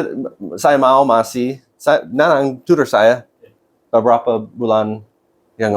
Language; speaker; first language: Indonesian; non-native, learner; English